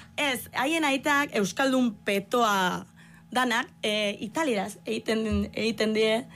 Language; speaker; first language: Basque; non-native, fluent; Italian